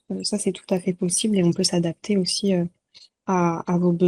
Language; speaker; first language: French; native; French